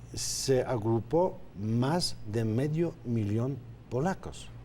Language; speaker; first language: Spanish; non-native, fluent; Polish